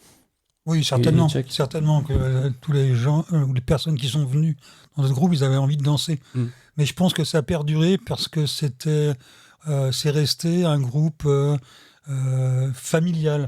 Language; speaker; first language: French; native; French